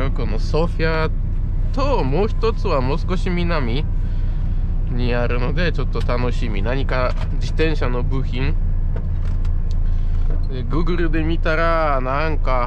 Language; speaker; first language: Japanese; non-native, fluent; Polish